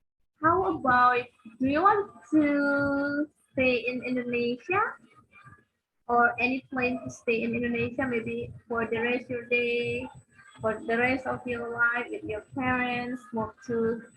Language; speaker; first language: English; non-native, fluent; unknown